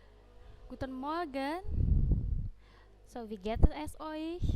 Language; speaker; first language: German; non-native, fluent; Indonesian